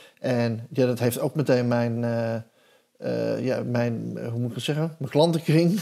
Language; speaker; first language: Dutch; native; Dutch